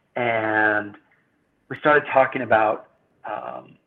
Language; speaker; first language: English; native; English